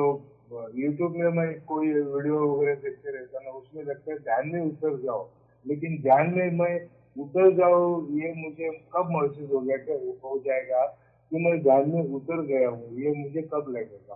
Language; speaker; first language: Hindi; non-native, local second language; Marathi